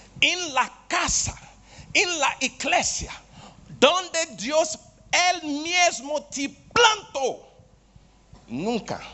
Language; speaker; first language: Spanish; non-native, learner; Portuguese